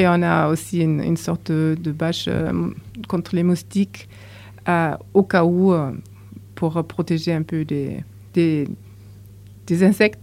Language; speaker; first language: French; non-native, fluent; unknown